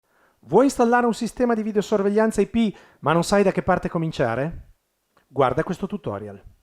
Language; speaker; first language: Italian; native; Italian